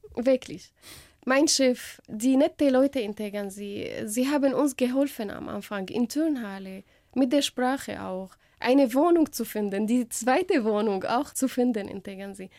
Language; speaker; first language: German; non-native, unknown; Arabic